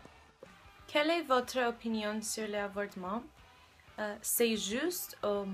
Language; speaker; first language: French; non-native, learner; English